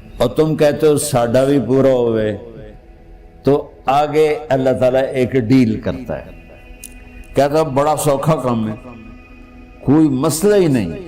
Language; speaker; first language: Urdu; non-native, local second language; Punjabi